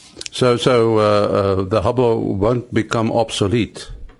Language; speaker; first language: English; non-native, local second language; Afrikaans